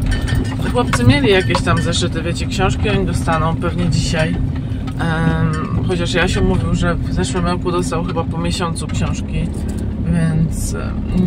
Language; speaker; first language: Polish; native; Polish